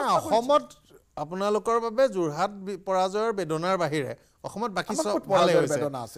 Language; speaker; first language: Assamese; native; Assamese